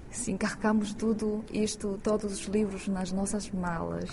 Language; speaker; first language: Portuguese; non-native, fluent; Chinese